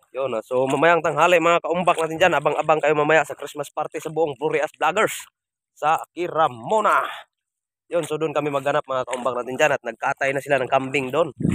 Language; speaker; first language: Filipino; non-native, local second language; Cebuano